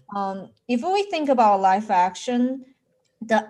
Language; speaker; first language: English; non-native, fluent; Chinese